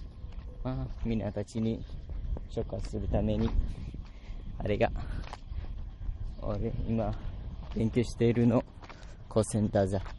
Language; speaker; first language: Japanese; non-native, learner; Malay